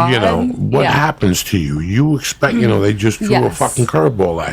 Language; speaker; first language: English; native; English